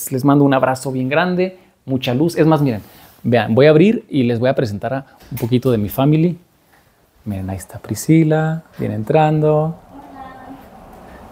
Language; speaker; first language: Spanish; native; Spanish